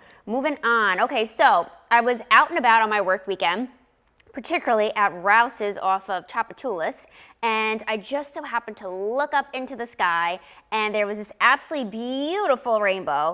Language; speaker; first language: English; native; English